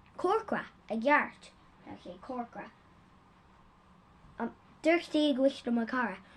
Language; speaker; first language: Irish; non-native, learner; English